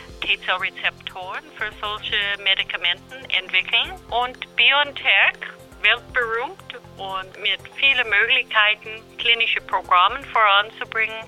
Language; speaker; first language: German; non-native, fluent; English